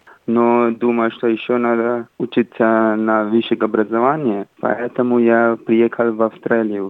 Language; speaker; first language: Russian; non-native, fluent; Hindi